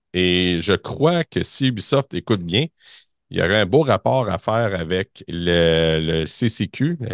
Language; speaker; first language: French; native; French